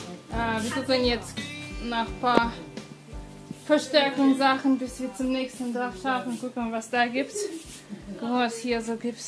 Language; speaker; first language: German; non-native, fluent; Russian